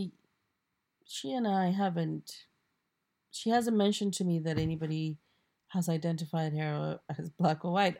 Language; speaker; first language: English; non-native, local second language; Akan